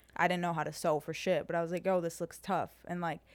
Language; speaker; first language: English; early bilingual, heritage; Serbian